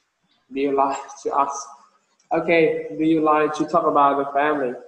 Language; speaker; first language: English; non-native, fluent; Vietnamese